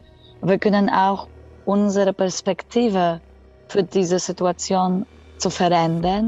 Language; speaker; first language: German; non-native, fluent; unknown